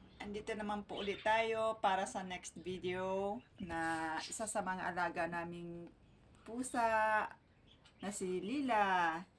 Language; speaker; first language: Filipino; non-native, local second language; Cebuano